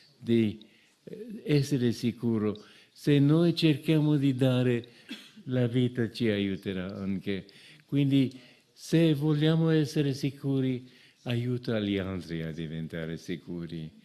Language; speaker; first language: Italian; non-native, fluent; English